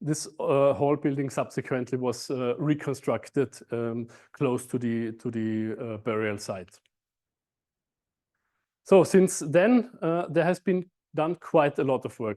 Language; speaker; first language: English; non-native, fluent; German